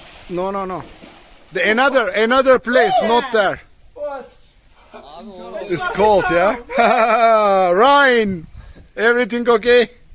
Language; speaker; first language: English; non-native, learner; Turkish